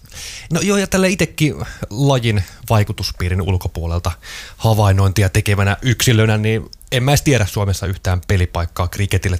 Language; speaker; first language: Finnish; native; Finnish